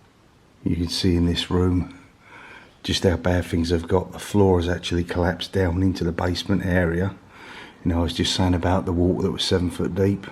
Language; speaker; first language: English; native; English